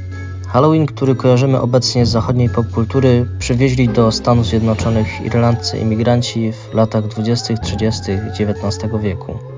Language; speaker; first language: Polish; native; Polish